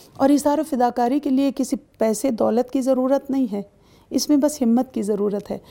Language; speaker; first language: Urdu; native; Urdu